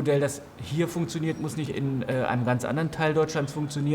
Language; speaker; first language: German; native; German